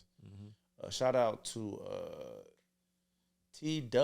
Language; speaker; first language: English; native; English